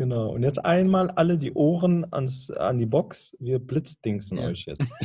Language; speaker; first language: German; native; German